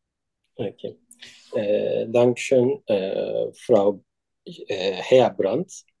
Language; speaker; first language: German; non-native, learner; Turkish